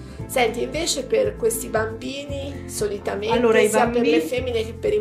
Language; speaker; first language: Italian; native; Italian